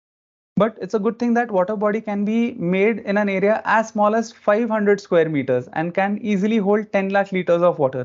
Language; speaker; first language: English; non-native, local second language; Marathi